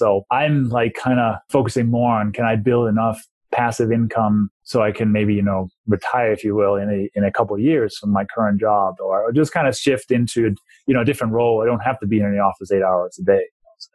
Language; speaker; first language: English; non-native, fluent; Danish